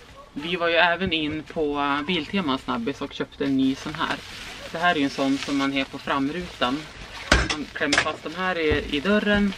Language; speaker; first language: Swedish; native; Swedish